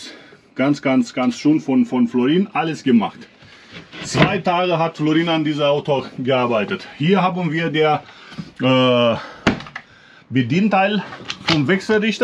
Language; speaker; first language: German; non-native, learner; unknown